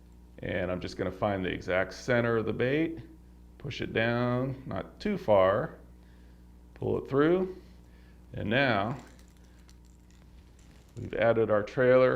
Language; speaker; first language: English; native; English